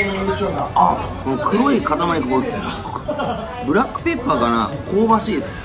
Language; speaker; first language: Japanese; native; Japanese